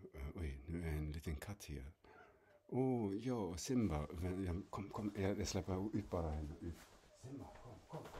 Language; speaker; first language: Swedish; non-native, fluent; German